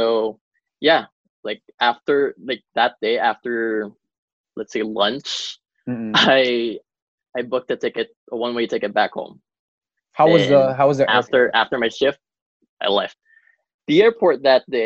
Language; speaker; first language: English; non-native, local second language; Cebuano